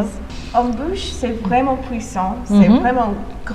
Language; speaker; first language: French; non-native, fluent; English